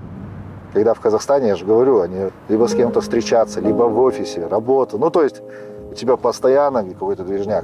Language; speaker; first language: Russian; native; Russian